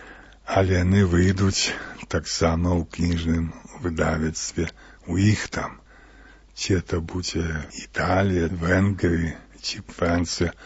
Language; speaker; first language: Belarusian; native; Belarusian